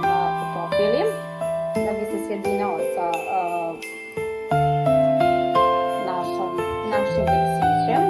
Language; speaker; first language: Bosnian; native; Bosnian